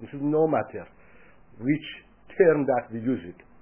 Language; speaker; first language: English; non-native, fluent; Persian